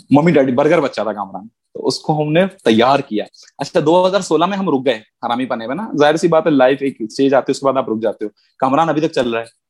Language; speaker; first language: Urdu; native; Urdu